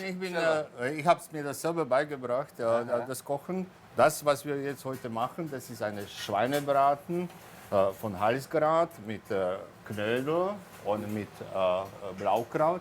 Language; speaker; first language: German; non-native, fluent; Slovak